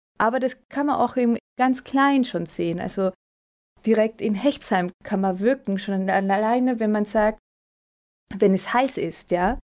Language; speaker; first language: German; early bilingual, other home language; Spanish